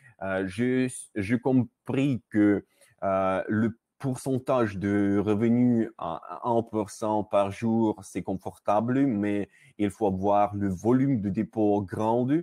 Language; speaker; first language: French; non-native, learner; Russian